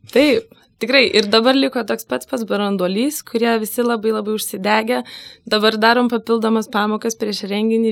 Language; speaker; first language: Lithuanian; native; Lithuanian